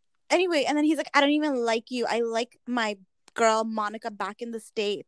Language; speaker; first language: English; non-native, local second language; Hindi